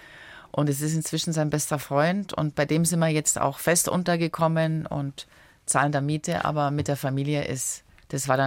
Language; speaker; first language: German; early bilingual, other home language; Italian